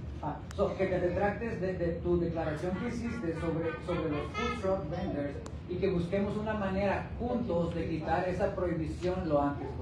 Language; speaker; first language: Spanish; native; Spanish